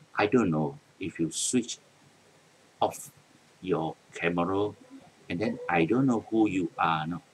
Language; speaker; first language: English; non-native, local second language; Malay